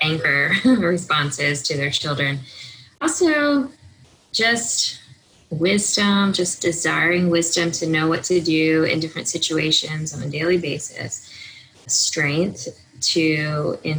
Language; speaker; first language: English; native; English